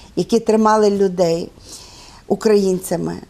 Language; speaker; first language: Ukrainian; native; Ukrainian